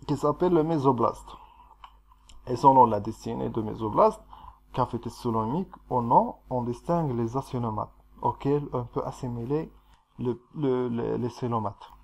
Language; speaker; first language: French; non-native, local second language; Arabic